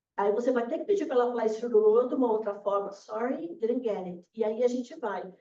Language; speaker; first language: Portuguese; native; Portuguese